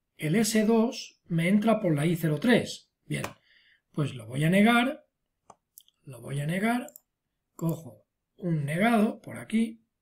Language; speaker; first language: Spanish; non-native, local second language; Catalan